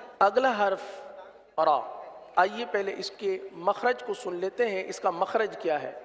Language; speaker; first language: Urdu; native; Urdu